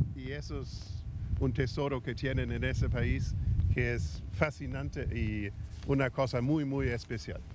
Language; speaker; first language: Spanish; non-native, fluent; German